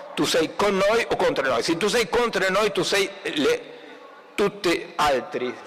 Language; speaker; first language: Italian; non-native, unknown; Spanish